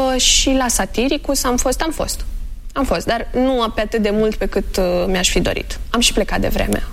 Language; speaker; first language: Romanian; native; Romanian